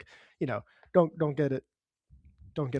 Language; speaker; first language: English; native; English